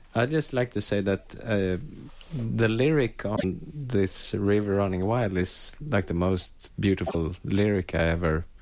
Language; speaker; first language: English; non-native, fluent; Swedish